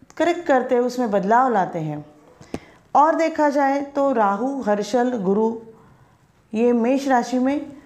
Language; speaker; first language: Hindi; non-native, local second language; Marathi